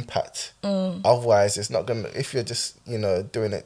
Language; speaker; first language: English; native; English